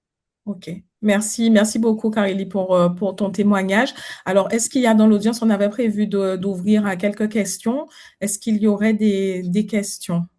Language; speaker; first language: French; native; French